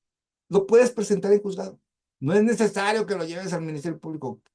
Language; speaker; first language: Spanish; native; Spanish